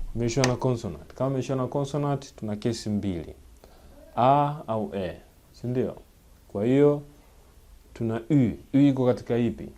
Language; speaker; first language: Swahili; native; Swahili